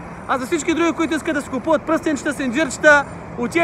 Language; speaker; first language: Bulgarian; native; Bulgarian